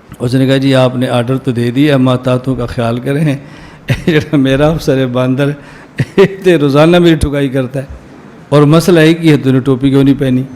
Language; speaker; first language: Urdu; non-native, local second language; Punjabi